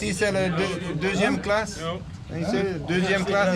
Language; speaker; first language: French; non-native, learner; Dutch